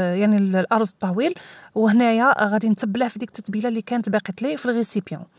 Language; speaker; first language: Arabic; native; Arabic